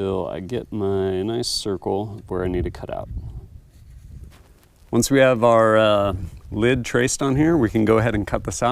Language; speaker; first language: English; native; English